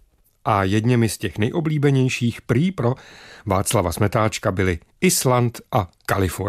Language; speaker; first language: Czech; native; Czech